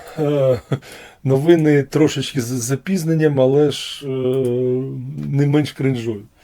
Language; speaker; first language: Ukrainian; non-native, local second language; Russian